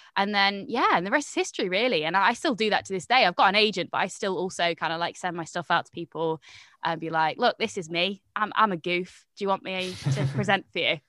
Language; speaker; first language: English; native; English